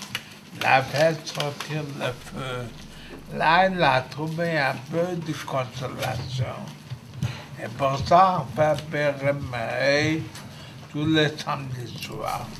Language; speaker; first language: French; non-native, fluent; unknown